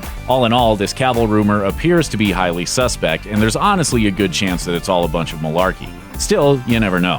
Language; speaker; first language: English; native; English